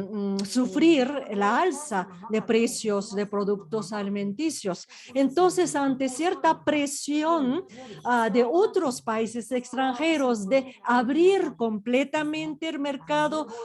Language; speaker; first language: Spanish; non-native, fluent; Japanese